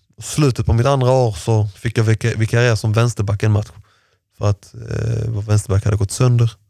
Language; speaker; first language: Swedish; early bilingual, other home language; Persian